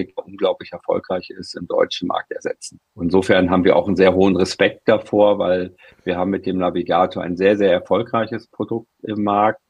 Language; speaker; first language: German; native; German